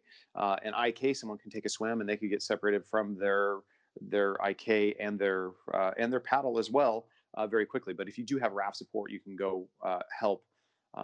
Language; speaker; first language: English; native; English